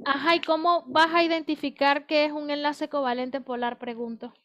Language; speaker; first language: Spanish; native; Spanish